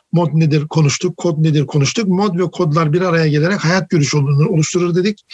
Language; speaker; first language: Turkish; native; Turkish